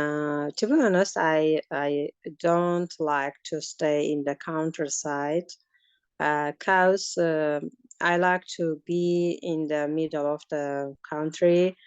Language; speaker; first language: English; non-native, learner; Azerbaijani